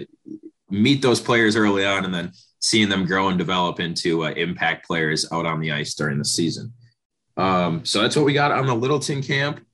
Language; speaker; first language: English; native; English